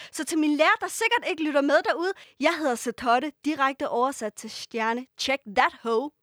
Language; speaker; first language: Danish; early bilingual, other home language; Persian